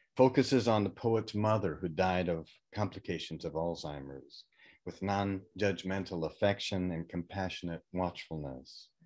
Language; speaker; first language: English; native; English